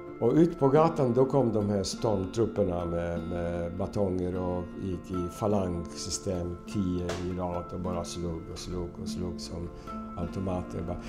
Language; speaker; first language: Swedish; non-native, fluent; Polish